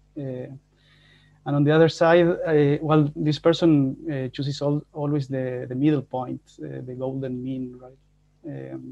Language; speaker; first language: English; non-native, fluent; Spanish